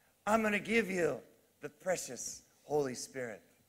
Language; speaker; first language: English; native; English